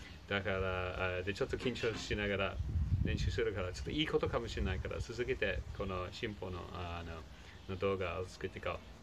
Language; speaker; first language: Japanese; non-native, fluent; English